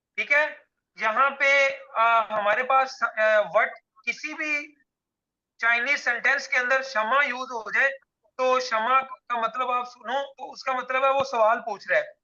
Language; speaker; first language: Urdu; non-native, local second language; Punjabi